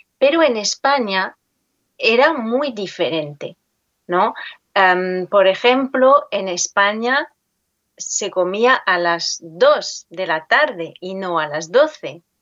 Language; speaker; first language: Spanish; non-native, fluent; French